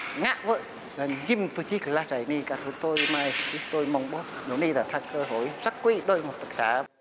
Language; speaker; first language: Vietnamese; non-native, local second language; Eastern Cham